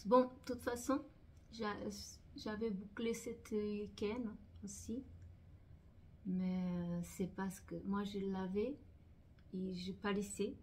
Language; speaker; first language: French; non-native, fluent; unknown